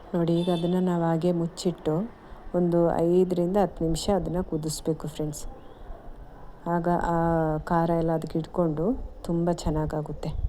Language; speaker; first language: Kannada; native; Kannada